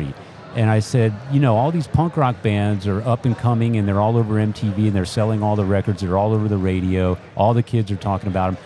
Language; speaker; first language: English; native; English